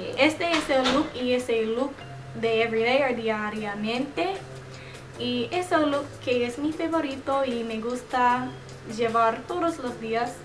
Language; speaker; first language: Spanish; non-native, learner; English